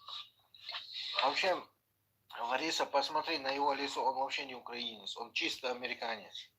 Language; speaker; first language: Russian; non-native, local second language; Chechen